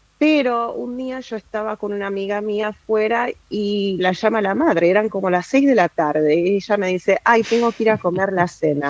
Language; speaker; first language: Spanish; early bilingual, heritage; Spanish